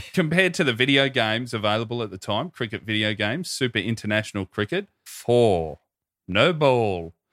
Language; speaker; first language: English; native; English